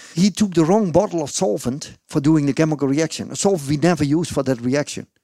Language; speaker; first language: English; non-native, fluent; Dutch